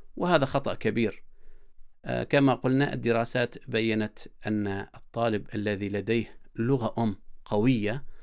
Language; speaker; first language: Arabic; native; Arabic